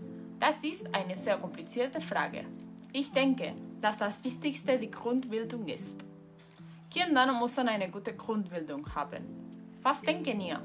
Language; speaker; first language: German; non-native, learner; Spanish